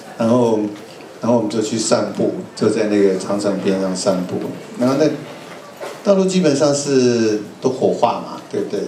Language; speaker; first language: Chinese; native; Chinese